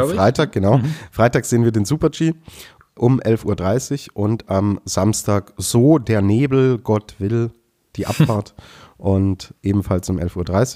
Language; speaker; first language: German; native; German